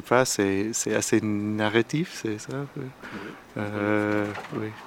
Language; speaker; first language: French; non-native, learner; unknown